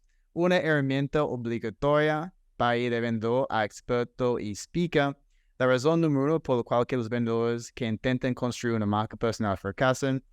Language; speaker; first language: Spanish; non-native, fluent; English